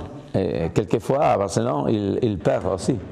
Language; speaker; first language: French; non-native, learner; Spanish